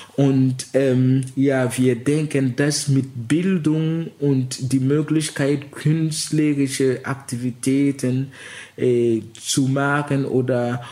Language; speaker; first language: German; non-native, fluent; Mossi